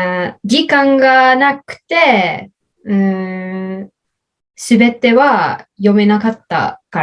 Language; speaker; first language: Japanese; non-native, learner; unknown